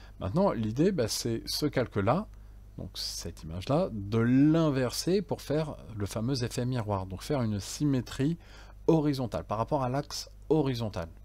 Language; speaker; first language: French; native; French